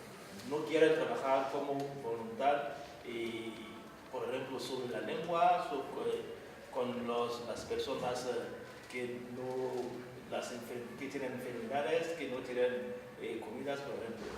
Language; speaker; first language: Spanish; non-native, fluent; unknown